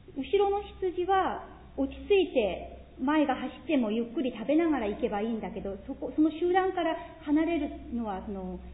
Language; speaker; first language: Japanese; non-native, fluent; Korean